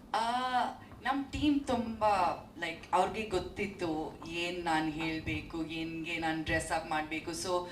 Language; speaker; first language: Kannada; early bilingual, heritage; English